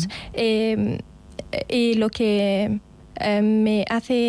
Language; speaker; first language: Spanish; non-native, fluent; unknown